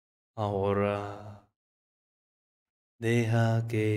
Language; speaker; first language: Spanish; non-native, fluent; English